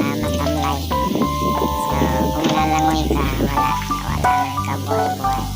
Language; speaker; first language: Filipino; non-native, local second language; Cebuano